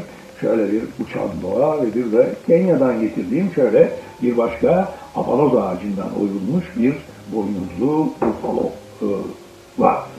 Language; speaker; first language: Turkish; native; Turkish